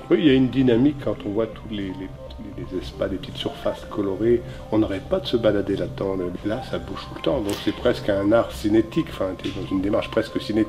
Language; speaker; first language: French; native; French